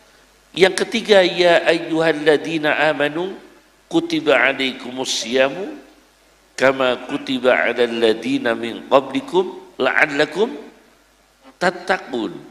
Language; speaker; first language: Indonesian; native; Indonesian